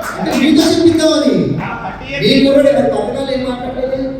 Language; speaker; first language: Telugu; native; Telugu